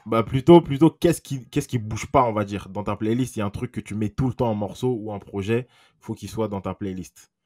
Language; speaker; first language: French; native; French